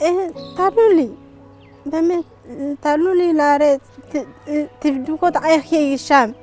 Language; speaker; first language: Hebrew; non-native, learner; Amharic